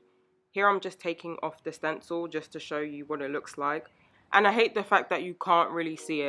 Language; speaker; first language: English; native; English